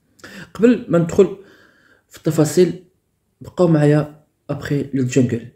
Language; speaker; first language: Arabic; native; Arabic